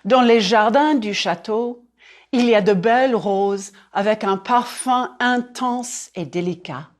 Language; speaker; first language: French; non-native, fluent; English